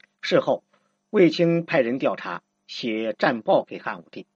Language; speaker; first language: Chinese; native; Chinese